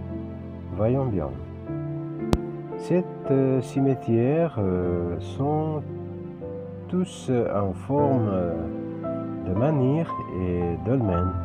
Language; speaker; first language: French; non-native, fluent; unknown